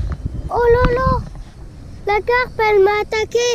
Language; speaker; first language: French; native; French